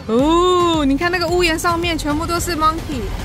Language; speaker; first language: Chinese; non-native, learner; Japanese